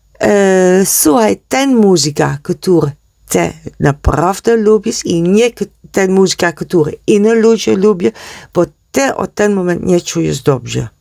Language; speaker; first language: Polish; non-native, learner; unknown